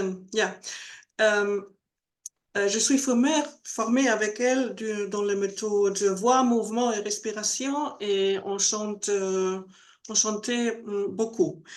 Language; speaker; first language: French; non-native, learner; Spanish